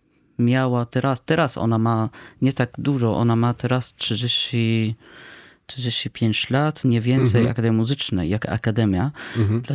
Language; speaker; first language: Polish; non-native, fluent; Arabic